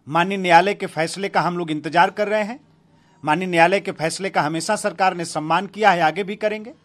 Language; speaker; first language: Hindi; native; Hindi